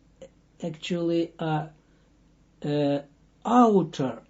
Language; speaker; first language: English; non-native, fluent; Dutch